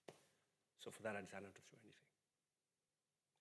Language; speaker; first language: English; non-native, local second language; Bini